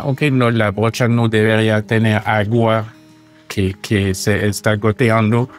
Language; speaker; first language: Spanish; non-native, fluent; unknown